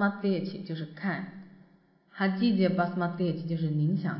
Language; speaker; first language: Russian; non-native, fluent; Chinese